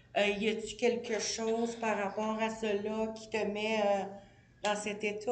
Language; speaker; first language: French; native; French